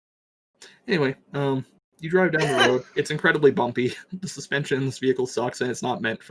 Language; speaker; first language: English; native; English